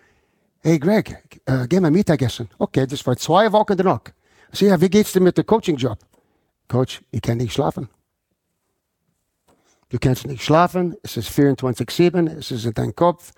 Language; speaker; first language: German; non-native, fluent; English